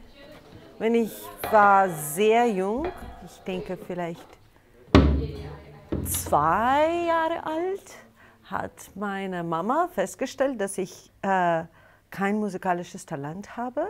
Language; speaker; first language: German; non-native, fluent; Russian